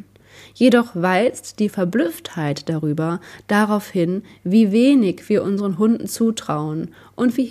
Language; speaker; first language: German; native; German